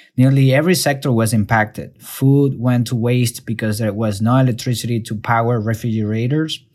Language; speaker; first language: English; non-native, fluent; Spanish